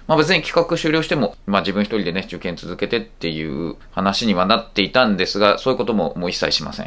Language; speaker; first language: Japanese; native; Japanese